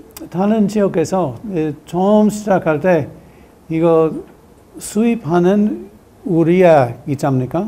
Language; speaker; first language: Korean; non-native, learner; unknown